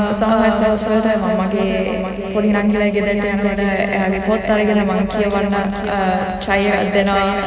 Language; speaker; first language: Sinhala; non-native, local second language; English